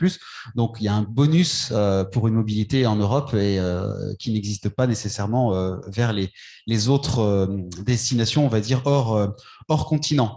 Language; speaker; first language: French; native; French